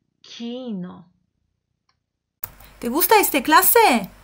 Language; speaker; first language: Spanish; non-native, fluent; Polish